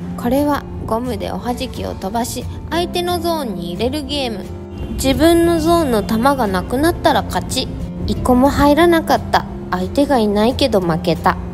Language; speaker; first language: Japanese; native; Japanese